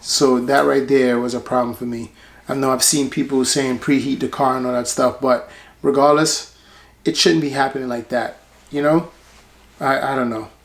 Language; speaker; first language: English; native; English